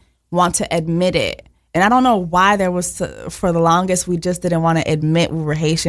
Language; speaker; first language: English; early bilingual, other home language; Haitian Creole